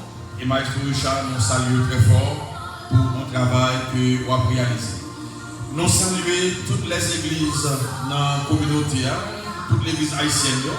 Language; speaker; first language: French; non-native, local second language; Haitian Creole